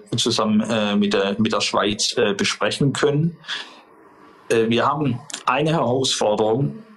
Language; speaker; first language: German; native; German